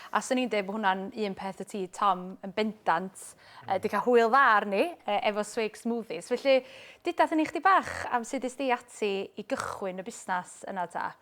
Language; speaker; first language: Welsh; native; Welsh